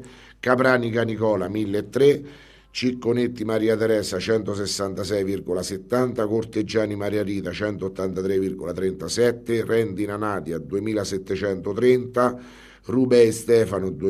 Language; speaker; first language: Italian; native; Italian